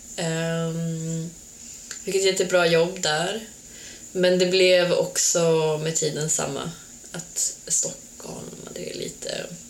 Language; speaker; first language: Swedish; early bilingual, other home language; Hungarian